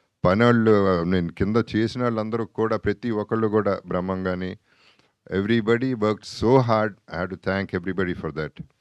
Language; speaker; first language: Telugu; native; Telugu